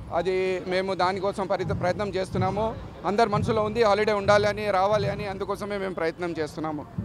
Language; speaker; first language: Telugu; non-native, local second language; Marathi